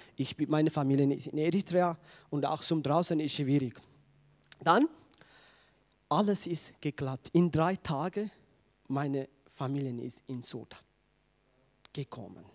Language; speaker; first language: German; non-native, learner; Tigrinya